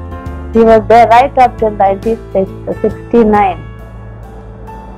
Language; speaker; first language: English; native; English